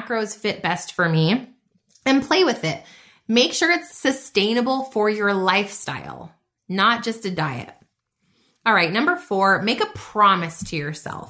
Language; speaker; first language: English; native; English